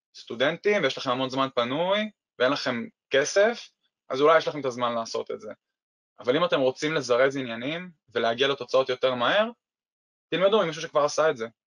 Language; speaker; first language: Hebrew; native; Hebrew